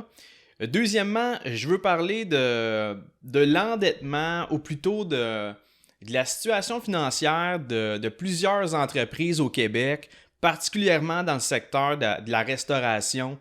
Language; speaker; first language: French; native; French